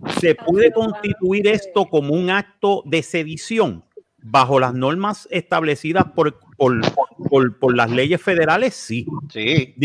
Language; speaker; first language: Spanish; native; Spanish